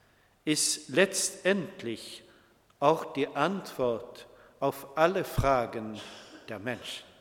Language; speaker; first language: German; non-native, fluent; Swedish